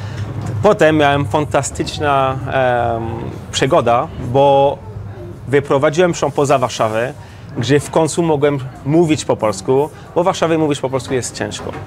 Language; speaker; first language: Polish; non-native, learner; French